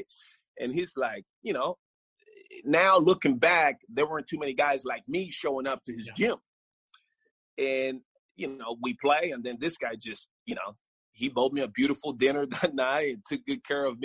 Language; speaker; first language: English; non-native, fluent; Spanish